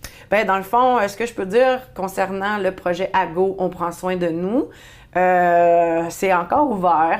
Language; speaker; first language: French; native; French